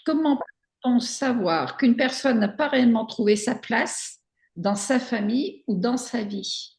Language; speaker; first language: French; native; French